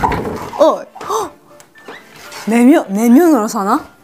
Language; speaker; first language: Korean; non-native, fluent; Japanese